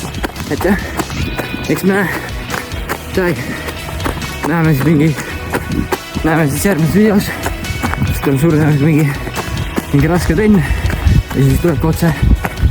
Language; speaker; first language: Estonian; native; Estonian